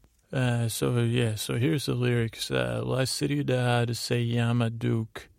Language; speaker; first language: Spanish; non-native, learner; English